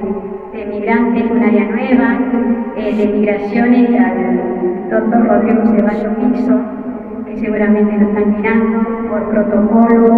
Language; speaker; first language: Spanish; native; Spanish